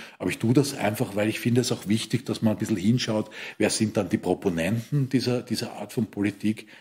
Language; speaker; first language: German; native; German